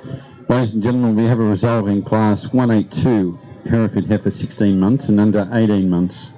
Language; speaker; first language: English; native; English